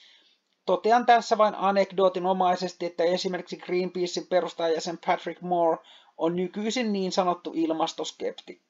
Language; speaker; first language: Finnish; native; Finnish